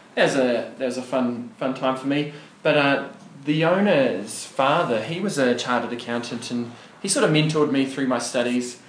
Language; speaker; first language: English; native; English